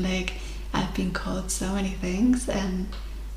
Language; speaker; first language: English; non-native, fluent; Spanish